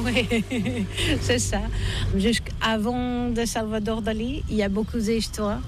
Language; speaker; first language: French; non-native, fluent; Catalan